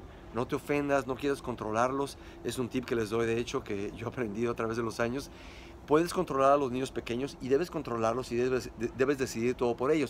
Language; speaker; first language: Spanish; native; Spanish